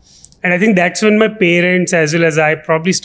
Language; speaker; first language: English; non-native, local second language; Punjabi